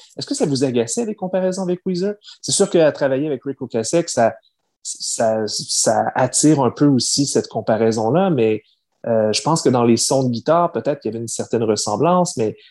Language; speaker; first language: French; native; French